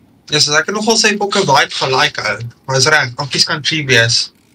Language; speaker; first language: English; non-native, local second language; Afrikaans